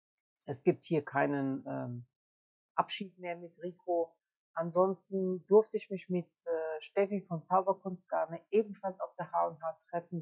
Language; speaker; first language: German; native; German